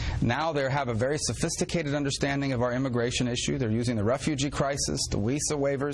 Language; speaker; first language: English; native; English